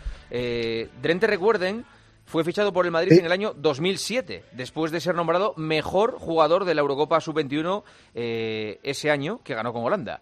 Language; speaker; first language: Spanish; native; Spanish